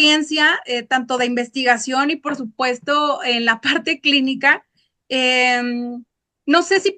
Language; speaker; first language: Spanish; native; Spanish